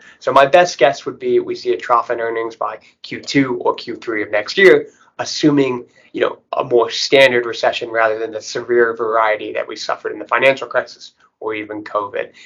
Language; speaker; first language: English; native; English